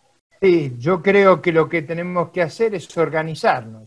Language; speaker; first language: Spanish; native; Spanish